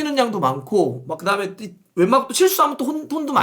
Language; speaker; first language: Korean; native; Korean